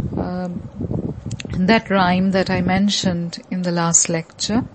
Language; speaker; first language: English; non-native, local second language; Bangla